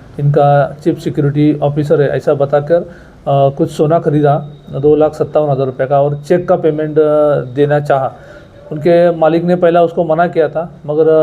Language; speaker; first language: Hindi; non-native, local second language; Marathi